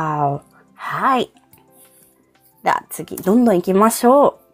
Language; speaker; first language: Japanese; non-native, fluent; Filipino